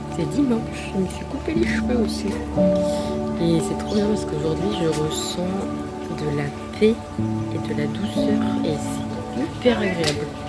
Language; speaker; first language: French; native; French